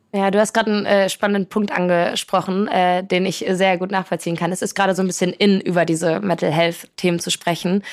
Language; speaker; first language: German; early bilingual, other home language; Polish